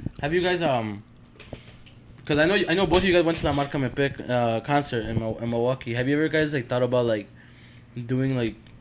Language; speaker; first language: English; early bilingual, other home language; Spanish